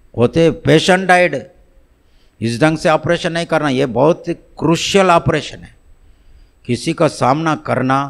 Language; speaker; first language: Hindi; non-native, local second language; Tamil